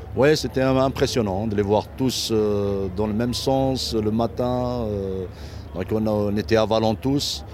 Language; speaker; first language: French; non-native, fluent; German